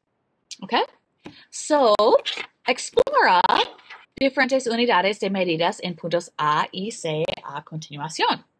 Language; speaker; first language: Spanish; non-native, learner; English